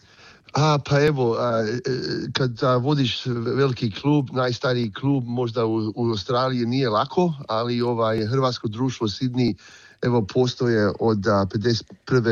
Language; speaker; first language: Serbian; early bilingual, heritage; Croatian